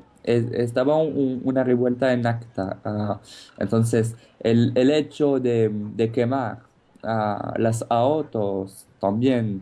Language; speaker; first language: Spanish; non-native, fluent; French